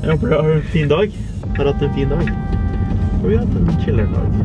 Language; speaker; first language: Norwegian; early bilingual, other home language; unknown